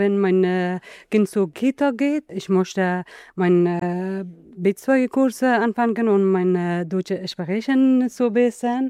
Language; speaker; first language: German; non-native, learner; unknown